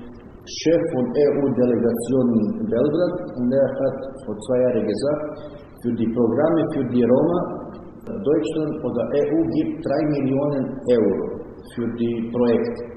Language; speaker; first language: German; non-native, learner; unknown